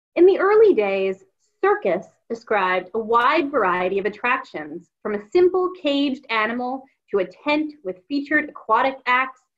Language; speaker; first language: English; native; English